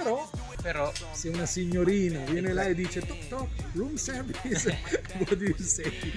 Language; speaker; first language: Italian; native; Italian